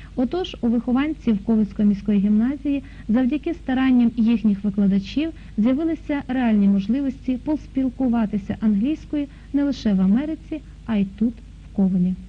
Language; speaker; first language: Ukrainian; native; Ukrainian